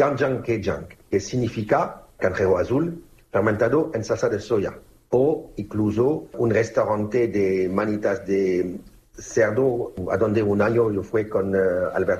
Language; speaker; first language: Spanish; non-native, fluent; French